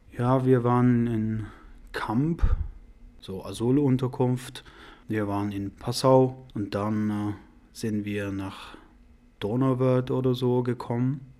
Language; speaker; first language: German; non-native, learner; Persian